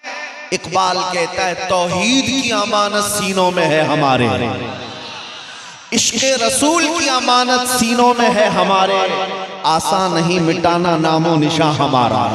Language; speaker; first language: Urdu; native; Urdu